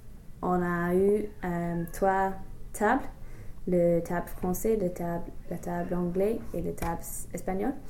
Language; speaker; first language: French; non-native, fluent; English